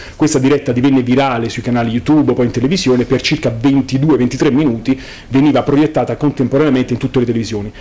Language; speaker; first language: Italian; native; Italian